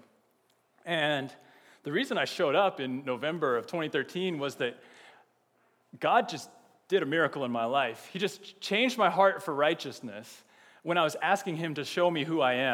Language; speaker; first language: English; native; English